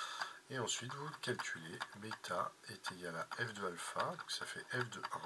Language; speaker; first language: French; native; French